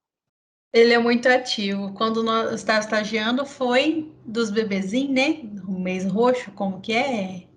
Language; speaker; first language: Portuguese; native; Portuguese